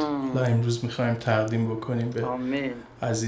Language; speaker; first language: Persian; native; Persian